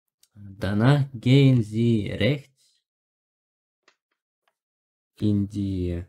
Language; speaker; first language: German; non-native, learner; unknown